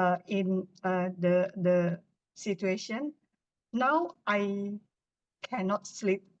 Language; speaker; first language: English; non-native, learner; Indonesian